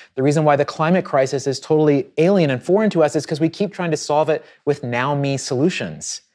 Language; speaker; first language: English; native; English